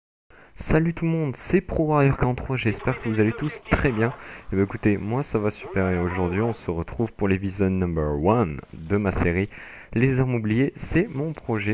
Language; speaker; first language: French; native; French